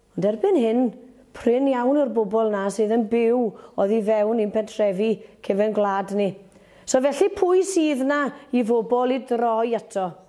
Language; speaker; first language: Welsh; native; Welsh